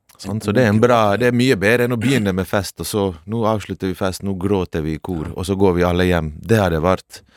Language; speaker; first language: Norwegian; early bilingual, other home language; Bosnian